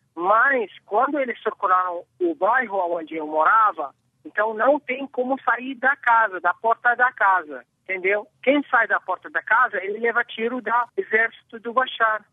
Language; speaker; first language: Portuguese; non-native, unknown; Arabic